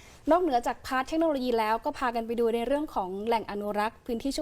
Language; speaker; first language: Thai; native; Thai